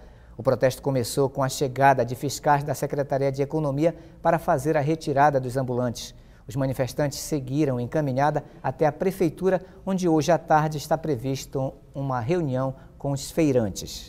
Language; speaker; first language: Portuguese; native; Portuguese